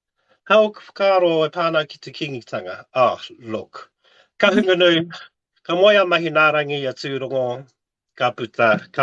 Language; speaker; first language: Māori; non-native, local second language; English